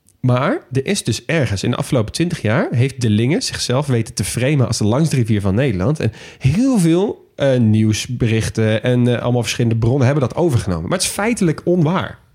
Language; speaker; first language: Dutch; native; Dutch